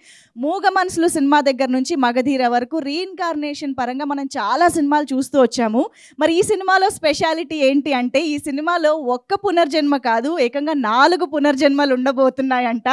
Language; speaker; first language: Telugu; native; Telugu